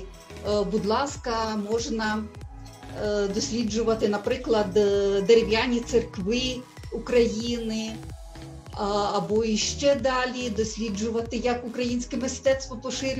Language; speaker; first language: Ukrainian; native; Ukrainian